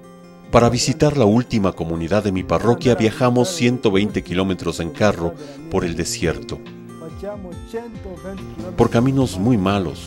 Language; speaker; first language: Spanish; non-native, fluent; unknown